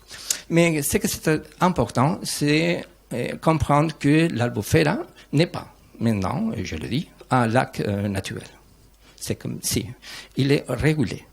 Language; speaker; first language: French; non-native, learner; Spanish